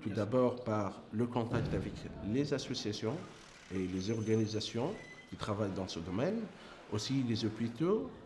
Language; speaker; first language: French; non-native, local second language; Arabic